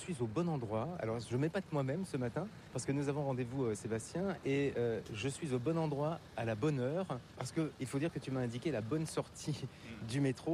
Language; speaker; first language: French; native; French